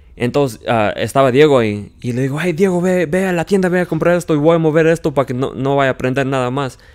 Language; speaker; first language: Spanish; early bilingual, heritage; Spanish